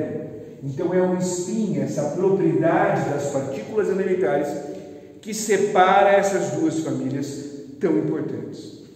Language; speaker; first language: Portuguese; native; Portuguese